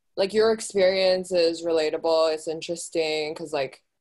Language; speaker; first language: English; early bilingual, other home language; Chinese